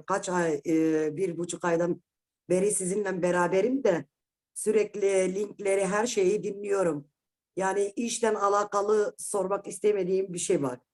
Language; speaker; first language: Turkish; native; Turkish